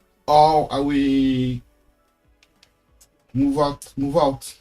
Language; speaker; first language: English; non-native, learner; French